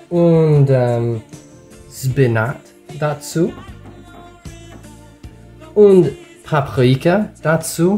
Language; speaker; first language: German; non-native, learner; English